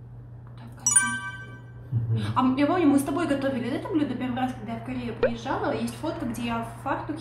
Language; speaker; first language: Russian; native; Russian